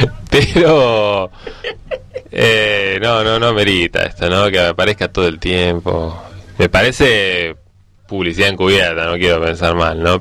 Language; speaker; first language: Spanish; native; Spanish